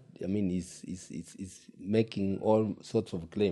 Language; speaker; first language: English; non-native, local second language; Gusii